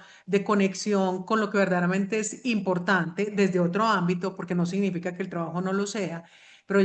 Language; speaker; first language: Spanish; native; Spanish